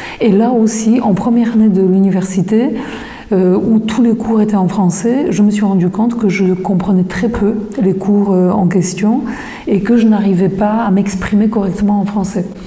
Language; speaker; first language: French; non-native, fluent; Polish